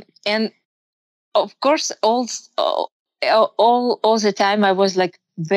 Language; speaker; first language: English; non-native, learner; Russian